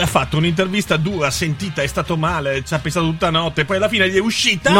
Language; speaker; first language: Italian; native; Italian